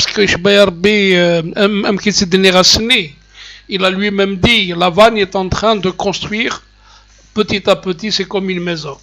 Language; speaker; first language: French; non-native, local second language; Kabyle